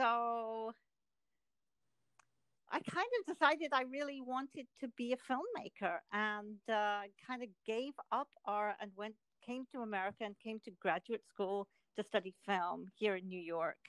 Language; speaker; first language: English; native; English